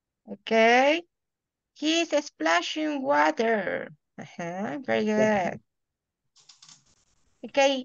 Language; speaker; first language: English; non-native, fluent; Spanish